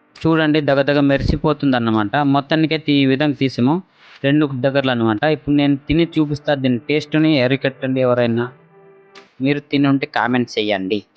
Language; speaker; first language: Telugu; non-native, local second language; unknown